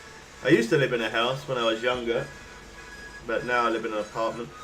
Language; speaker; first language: English; native; English